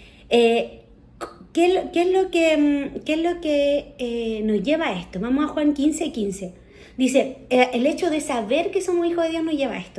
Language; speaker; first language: Spanish; native; Spanish